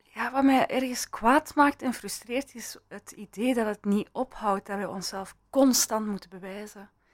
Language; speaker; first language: Dutch; early bilingual, other home language; Persian